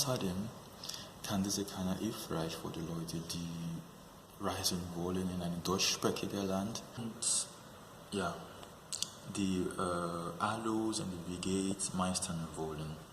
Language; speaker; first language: German; non-native, fluent; Yoruba